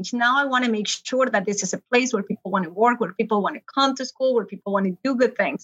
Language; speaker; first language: English; non-native, fluent; Spanish